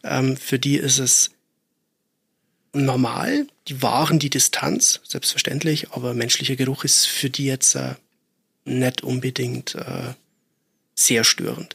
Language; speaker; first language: German; native; German